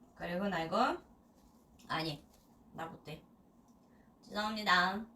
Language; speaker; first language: Korean; non-native, learner; Russian